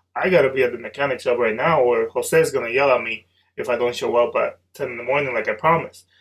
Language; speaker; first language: English; early bilingual, other home language; Spanish